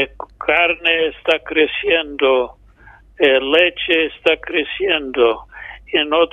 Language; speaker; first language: Spanish; non-native, fluent; English